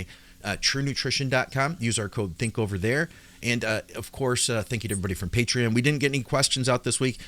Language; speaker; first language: English; native; English